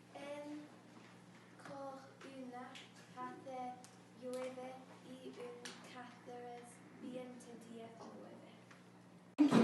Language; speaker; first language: Spanish; non-native, learner; English